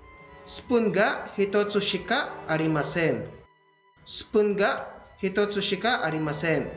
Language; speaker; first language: Japanese; non-native, fluent; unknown